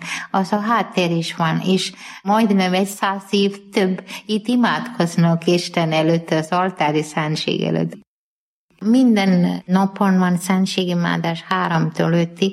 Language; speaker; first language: Hungarian; non-native, fluent; Malayalam